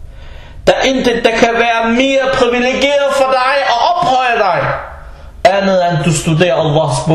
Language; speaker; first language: Danish; early bilingual, other home language; Arabic